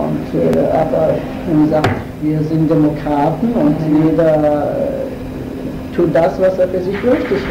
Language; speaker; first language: German; non-native, fluent; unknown